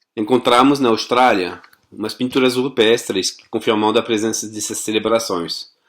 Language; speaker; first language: Portuguese; non-native, fluent; French